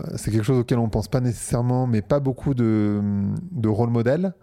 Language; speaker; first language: French; native; French